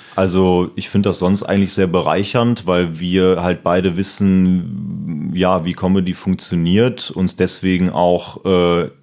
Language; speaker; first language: German; native; German